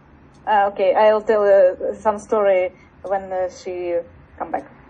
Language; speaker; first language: English; non-native, learner; Russian